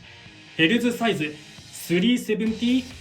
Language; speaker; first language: Japanese; native; Japanese